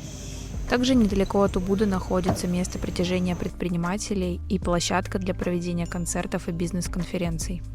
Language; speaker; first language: Russian; native; Russian